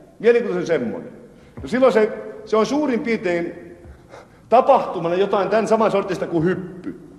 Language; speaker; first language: Finnish; native; Finnish